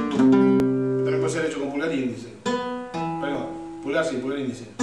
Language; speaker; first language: Spanish; native; Spanish